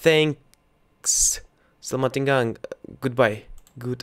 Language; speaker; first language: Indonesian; non-native, learner; Russian